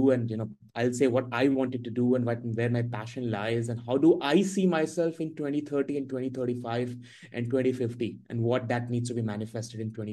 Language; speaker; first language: English; non-native, local second language; Hindi